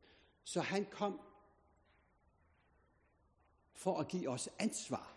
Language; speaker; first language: Danish; native; Danish